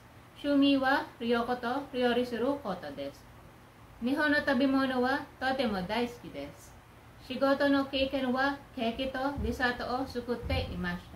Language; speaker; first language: Japanese; non-native, learner; Filipino